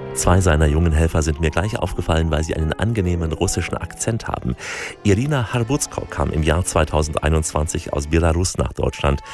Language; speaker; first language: German; native; German